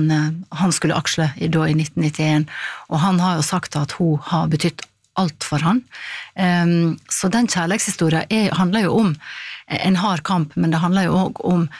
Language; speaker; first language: Norwegian; native; Norwegian